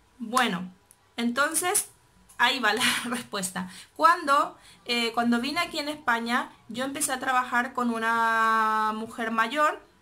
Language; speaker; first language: Spanish; native; Spanish